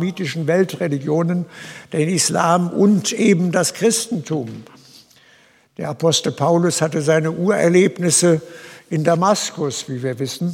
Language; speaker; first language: German; native; German